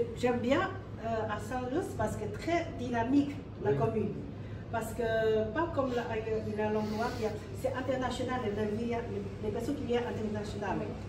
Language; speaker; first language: French; non-native, learner; Chinese